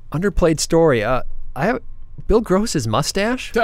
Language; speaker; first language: English; native; English